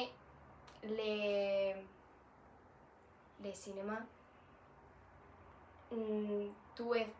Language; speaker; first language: French; non-native, learner; Spanish